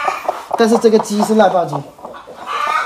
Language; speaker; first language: Chinese; native; Chinese